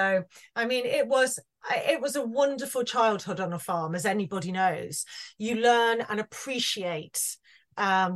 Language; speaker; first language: English; native; English